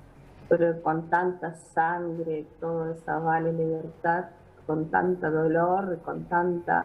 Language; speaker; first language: Spanish; non-native, fluent; Ukrainian